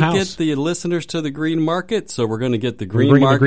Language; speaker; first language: English; native; English